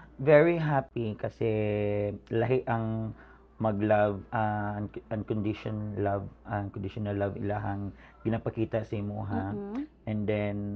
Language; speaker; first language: Cebuano; native; Cebuano